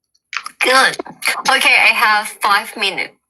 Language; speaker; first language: English; non-native, learner; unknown